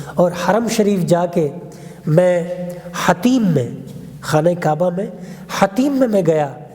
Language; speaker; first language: Urdu; non-native, local second language; Pashto